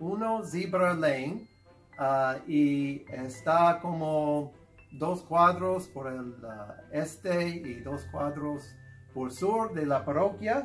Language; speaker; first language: Spanish; non-native, fluent; English